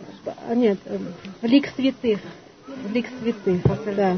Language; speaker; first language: Russian; non-native, fluent; Armenian